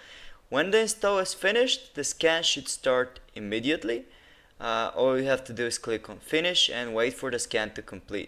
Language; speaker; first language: English; non-native, fluent; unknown